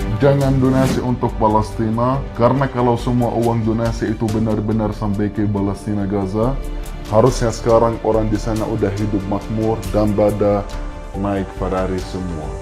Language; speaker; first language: Indonesian; non-native, fluent; Arabic